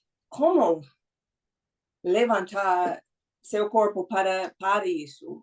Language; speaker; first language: Portuguese; non-native, learner; English